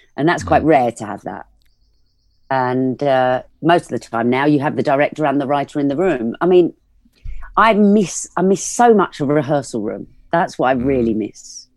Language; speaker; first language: English; native; English